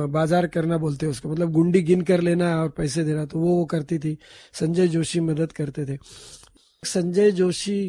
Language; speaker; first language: Hindi; non-native, local second language; Marathi